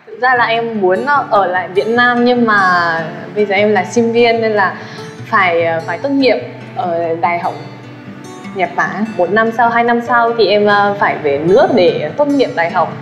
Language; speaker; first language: Vietnamese; non-native, fluent; Japanese